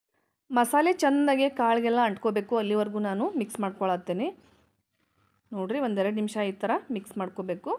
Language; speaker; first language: Kannada; native; Kannada